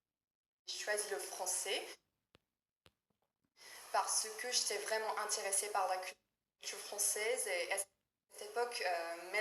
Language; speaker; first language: French; non-native, fluent; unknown